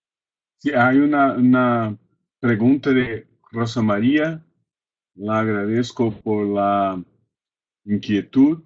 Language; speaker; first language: Spanish; non-native, fluent; Portuguese